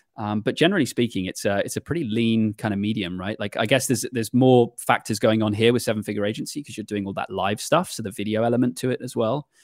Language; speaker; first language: English; native; English